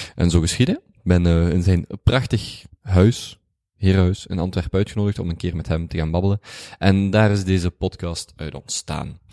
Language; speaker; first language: Dutch; native; Dutch